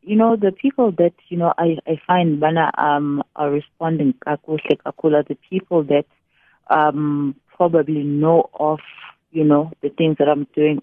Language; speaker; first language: English; non-native, local second language; Xhosa